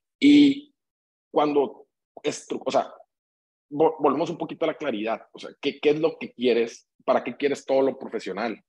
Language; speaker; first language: Spanish; native; Spanish